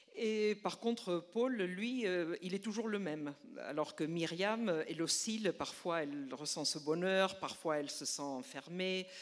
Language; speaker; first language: French; non-native, fluent; Spanish